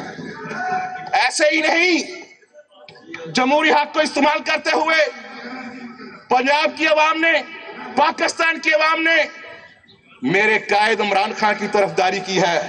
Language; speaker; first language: Urdu; non-native, local second language; Punjabi